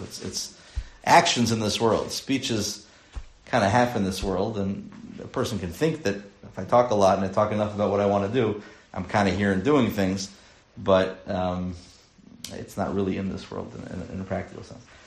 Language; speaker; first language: English; native; English